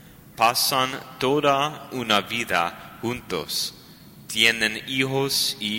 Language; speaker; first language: Spanish; non-native, learner; English